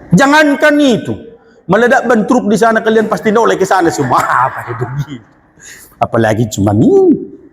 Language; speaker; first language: Indonesian; non-native, local second language; Batak Toba